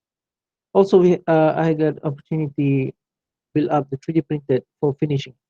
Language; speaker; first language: English; non-native, local second language; Malay